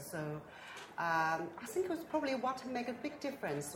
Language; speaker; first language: English; non-native, fluent; Chinese